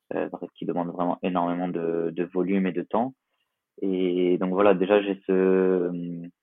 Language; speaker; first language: French; native; French